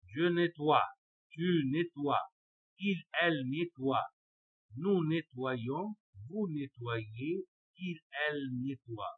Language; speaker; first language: French; non-native, fluent; Arabic